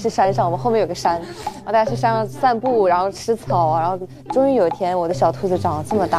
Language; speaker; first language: Chinese; native; Chinese